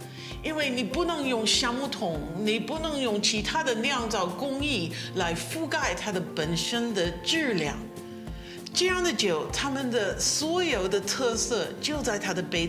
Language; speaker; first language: Chinese; non-native, fluent; English